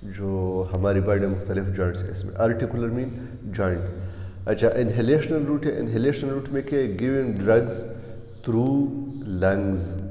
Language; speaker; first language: Urdu; non-native, local second language; Pashto